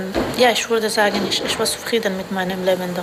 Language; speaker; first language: German; non-native, fluent; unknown